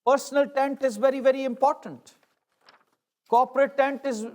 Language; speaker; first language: English; non-native, local second language; Urdu